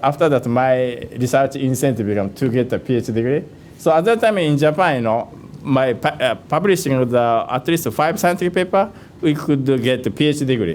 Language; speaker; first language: English; non-native, fluent; Japanese